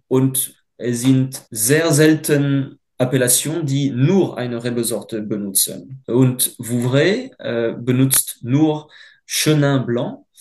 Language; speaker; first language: German; non-native, fluent; French